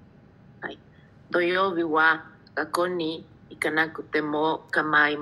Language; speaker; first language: Japanese; non-native, learner; Spanish